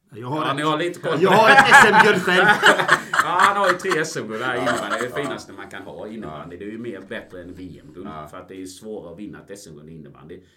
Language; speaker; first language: Swedish; early bilingual, other home language; Spanish